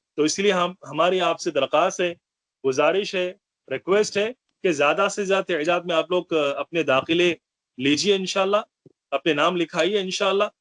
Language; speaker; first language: Urdu; native; Urdu